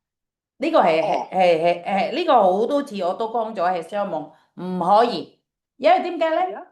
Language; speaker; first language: Cantonese; non-native, fluent; Indonesian